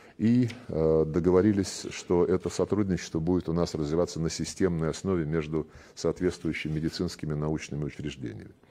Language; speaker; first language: Russian; native; Russian